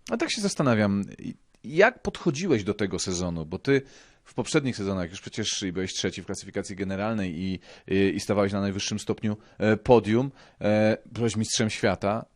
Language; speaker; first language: Polish; native; Polish